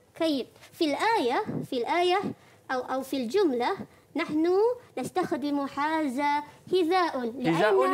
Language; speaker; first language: Arabic; non-native, fluent; Malay